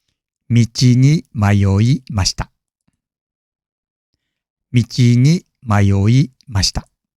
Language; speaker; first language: Japanese; non-native, fluent; English